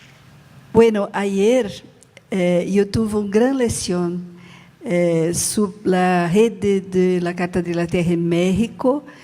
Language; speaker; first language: Spanish; non-native, learner; Portuguese